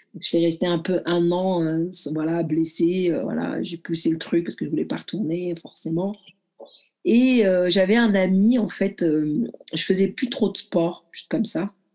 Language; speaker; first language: French; early bilingual, other home language; Arabic